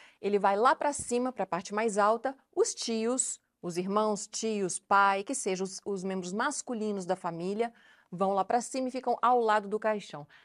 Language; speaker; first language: Portuguese; native; Portuguese